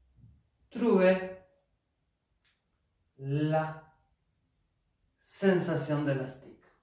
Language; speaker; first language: French; non-native, fluent; Spanish